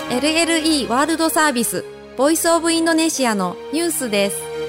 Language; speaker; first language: Japanese; non-native, fluent; Indonesian